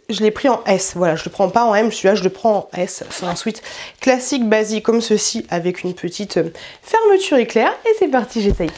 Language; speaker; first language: French; native; French